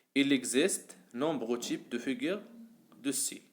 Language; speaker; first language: French; non-native, local second language; Arabic